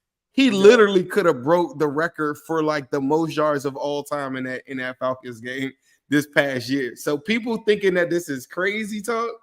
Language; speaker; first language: English; native; English